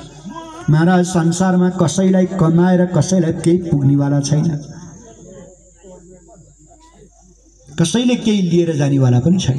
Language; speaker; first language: Nepali; native; Nepali